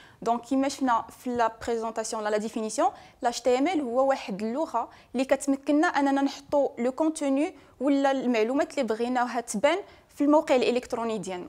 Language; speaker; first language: French; non-native, local second language; Arabic